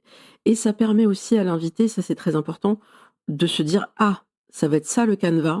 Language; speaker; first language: French; native; French